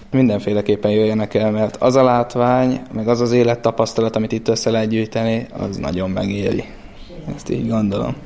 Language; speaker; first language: Hungarian; native; Hungarian